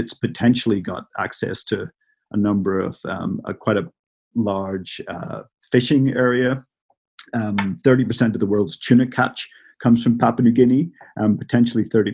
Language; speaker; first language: English; native; English